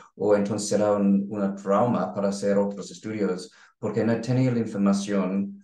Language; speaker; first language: Spanish; non-native, learner; English